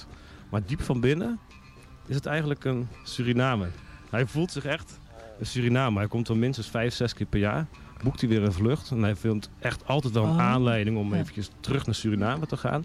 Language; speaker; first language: Dutch; native; Dutch